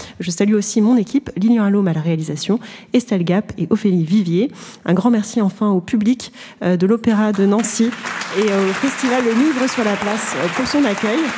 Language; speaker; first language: French; native; French